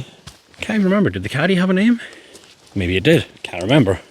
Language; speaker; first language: English; native; English